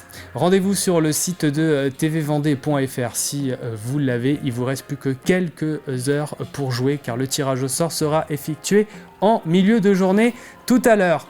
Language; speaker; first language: French; native; French